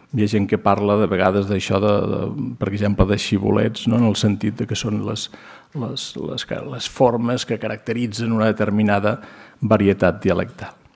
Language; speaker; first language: Catalan; native; Catalan